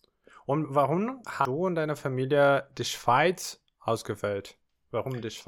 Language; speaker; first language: German; non-native, fluent; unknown